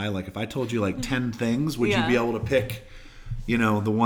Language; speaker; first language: English; native; English